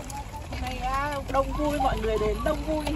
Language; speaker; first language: Vietnamese; native; Vietnamese